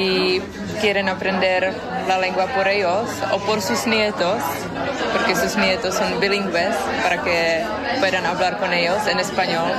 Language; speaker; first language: Spanish; non-native, fluent; Czech